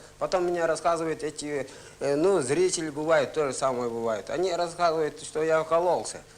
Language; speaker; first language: Russian; non-native, local second language; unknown